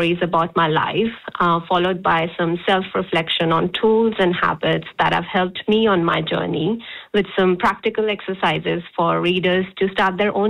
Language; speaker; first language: English; non-native, local second language; Hindi